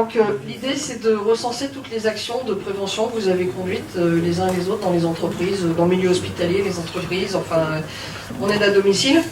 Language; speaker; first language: French; native; French